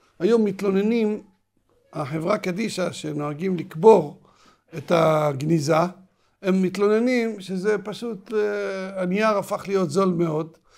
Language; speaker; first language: Hebrew; native; Hebrew